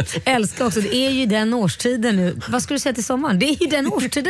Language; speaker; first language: Swedish; native; Swedish